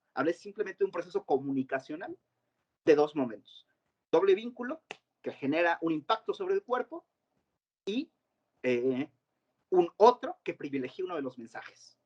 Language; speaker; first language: Spanish; native; Spanish